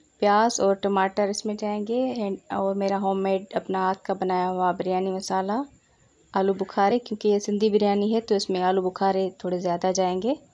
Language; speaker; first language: Urdu; non-native, local second language; Sindhi